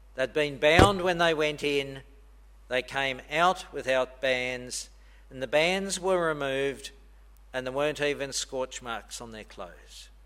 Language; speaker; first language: English; native; English